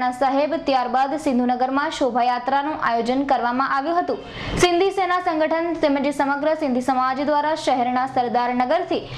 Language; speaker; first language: Gujarati; native; Gujarati